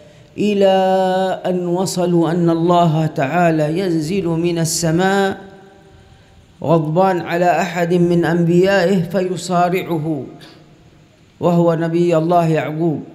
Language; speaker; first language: Arabic; native; Arabic